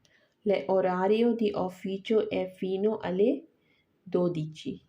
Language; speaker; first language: Italian; non-native, learner; Urdu